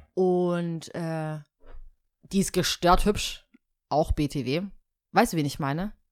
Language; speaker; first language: German; early bilingual, other home language; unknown